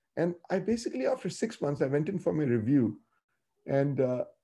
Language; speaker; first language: English; non-native, local second language; Tamil